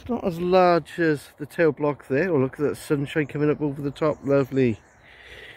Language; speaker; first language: English; native; English